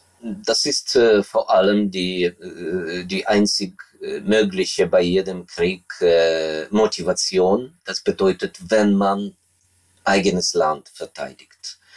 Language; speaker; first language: German; non-native, fluent; Ukrainian